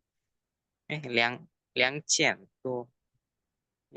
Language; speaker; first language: Chinese; non-native, learner; Indonesian